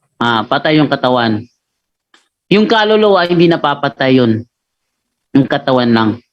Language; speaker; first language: Filipino; non-native, local second language; Cebuano